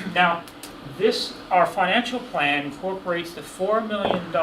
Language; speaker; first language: English; native; English